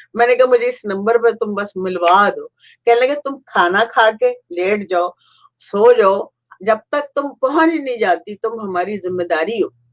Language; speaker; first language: Urdu; native; Urdu